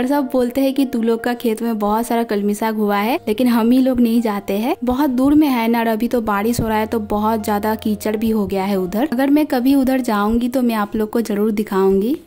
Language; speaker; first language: Hindi; non-native, local second language; Bangla